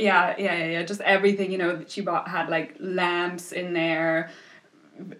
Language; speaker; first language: English; non-native, fluent; German